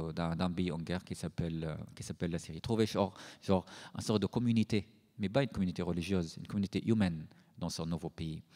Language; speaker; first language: French; non-native, fluent; Arabic